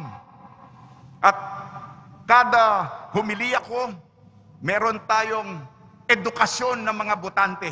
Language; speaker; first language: Filipino; native; Filipino